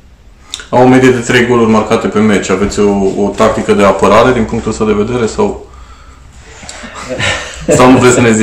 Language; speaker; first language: Romanian; native; Romanian